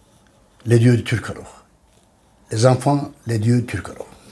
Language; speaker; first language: French; non-native, learner; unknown